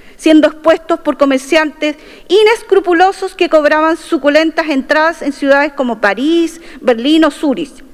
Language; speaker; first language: Spanish; non-native, local second language; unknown